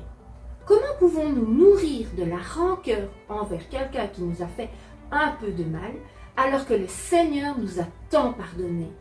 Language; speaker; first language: French; native; French